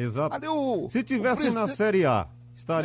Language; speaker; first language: Portuguese; native; Portuguese